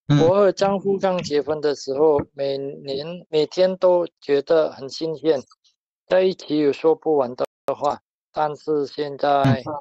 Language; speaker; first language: Chinese; non-native, learner; Indonesian